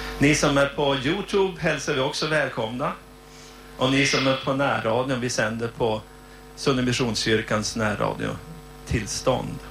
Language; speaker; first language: Swedish; native; Swedish